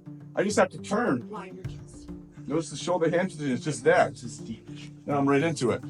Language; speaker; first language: English; native; English